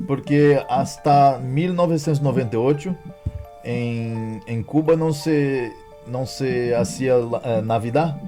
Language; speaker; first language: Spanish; non-native, learner; Portuguese